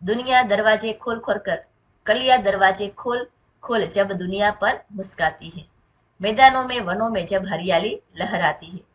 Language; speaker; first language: Hindi; non-native, local second language; Gujarati